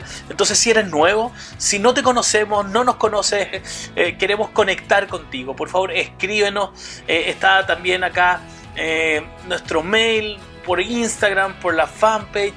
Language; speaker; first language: Spanish; native; Spanish